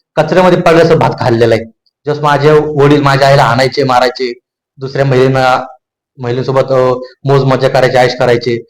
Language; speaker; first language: Marathi; native; Marathi